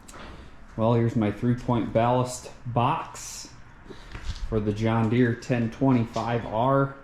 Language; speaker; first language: English; native; English